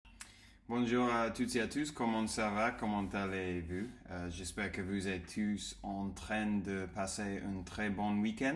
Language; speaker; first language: French; non-native, learner; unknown